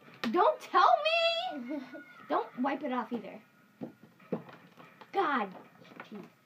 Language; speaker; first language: English; native; English